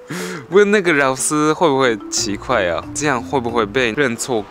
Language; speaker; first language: Chinese; early bilingual, heritage; Japanese